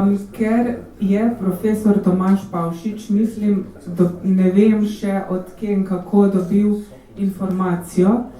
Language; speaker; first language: Slovenian; native; Slovenian